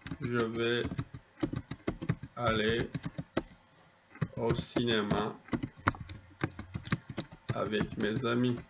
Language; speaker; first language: French; non-native, fluent; Turkish